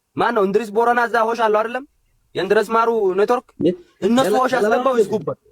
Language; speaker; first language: Amharic; non-native, local second language; Oromo